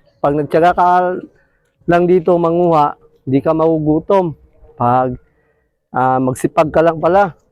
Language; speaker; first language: Filipino; non-native, local second language; Cebuano